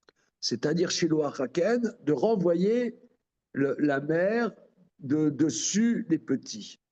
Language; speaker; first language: French; native; French